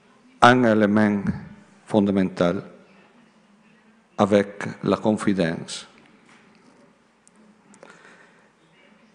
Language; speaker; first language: French; non-native, learner; Italian